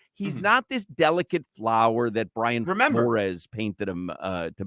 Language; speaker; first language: English; native; English